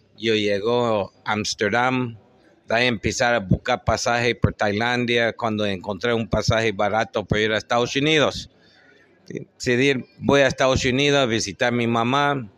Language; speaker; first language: Spanish; non-native, fluent; English